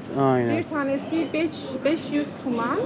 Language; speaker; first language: Turkish; non-native, learner; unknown